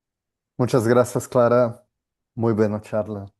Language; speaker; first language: Spanish; non-native, fluent; Portuguese